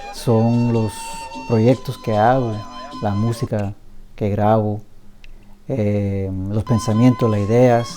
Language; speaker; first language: Spanish; early bilingual, other home language; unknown